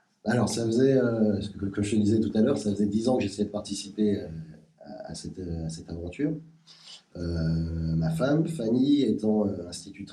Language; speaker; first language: French; native; French